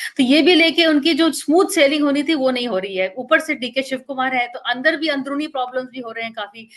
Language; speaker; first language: Hindi; native; Hindi